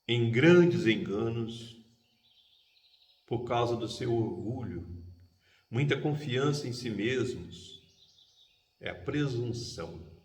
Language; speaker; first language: Portuguese; native; Portuguese